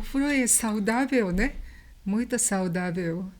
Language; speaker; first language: Portuguese; non-native, learner; Japanese